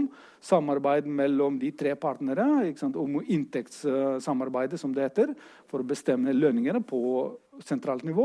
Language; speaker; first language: Norwegian; non-native, fluent; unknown